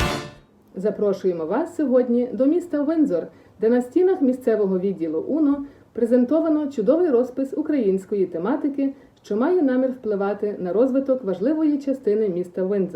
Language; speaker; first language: Ukrainian; native; Ukrainian